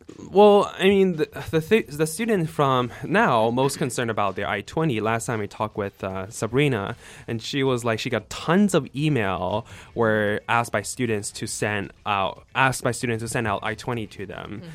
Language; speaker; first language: English; non-native, fluent; Chinese